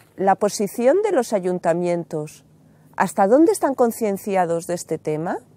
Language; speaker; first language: Spanish; native; Spanish